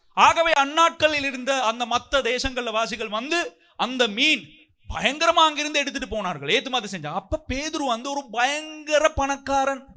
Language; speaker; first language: Tamil; non-native, local second language; Sinhala